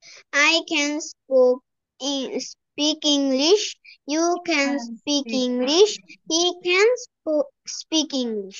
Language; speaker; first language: English; non-native, learner; Bangla